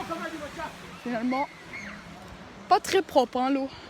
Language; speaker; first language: French; native; French